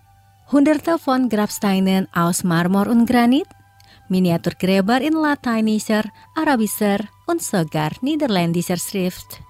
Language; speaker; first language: German; non-native, learner; Indonesian